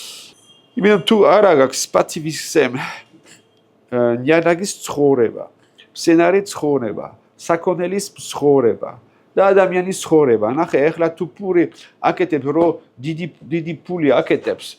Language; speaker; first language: Georgian; non-native, learner; French